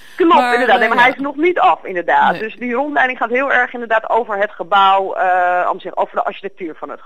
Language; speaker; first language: Dutch; native; Dutch